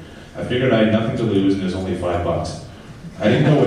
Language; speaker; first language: English; native; English